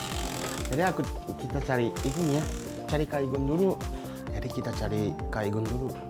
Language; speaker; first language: Indonesian; non-native, learner; Japanese